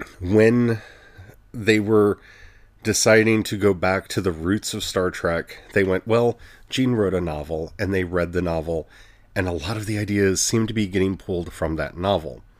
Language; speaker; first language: English; native; English